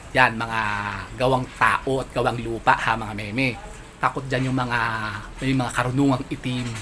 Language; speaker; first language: Filipino; native; Filipino